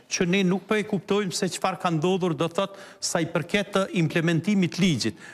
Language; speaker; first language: Albanian; native; Albanian